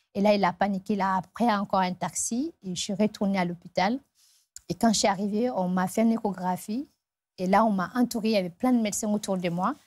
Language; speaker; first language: French; non-native, local second language; Fula